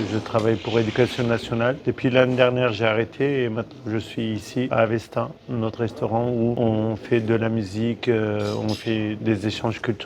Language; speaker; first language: French; non-native, fluent; Kurdish